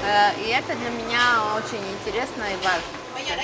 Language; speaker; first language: Russian; non-native, fluent; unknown